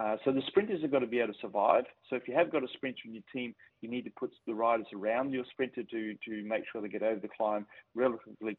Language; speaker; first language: English; native; English